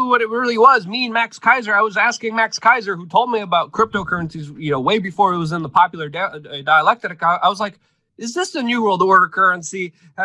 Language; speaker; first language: English; non-native, fluent; Polish